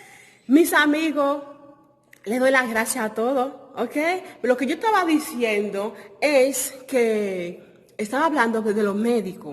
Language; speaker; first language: Spanish; non-native, fluent; Haitian Creole